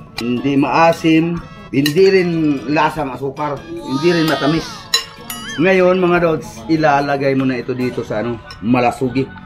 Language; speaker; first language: Filipino; non-native, local second language; Cebuano